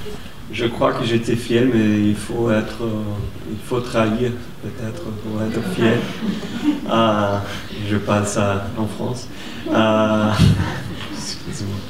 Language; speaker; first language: French; non-native, fluent; Portuguese